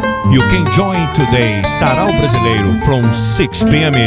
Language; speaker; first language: English; non-native, fluent; Portuguese